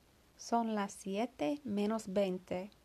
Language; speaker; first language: Spanish; non-native, learner; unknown